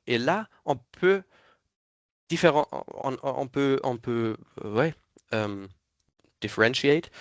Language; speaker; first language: French; non-native, fluent; German